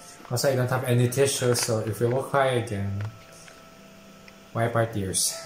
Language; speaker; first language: English; non-native, local second language; Filipino